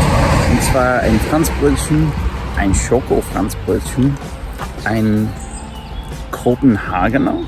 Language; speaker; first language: German; non-native, fluent; English